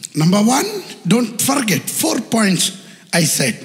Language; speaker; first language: English; non-native, local second language; Malayalam